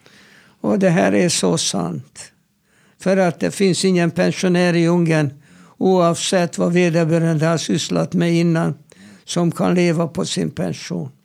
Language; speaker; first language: Swedish; non-native, fluent; Hungarian